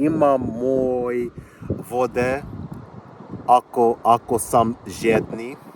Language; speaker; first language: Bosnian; non-native, learner; English